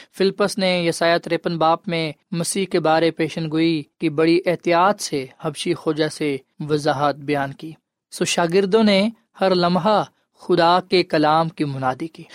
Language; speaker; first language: Urdu; non-native, local second language; Punjabi